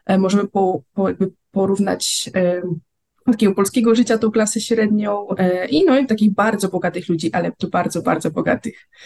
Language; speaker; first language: Polish; native; Polish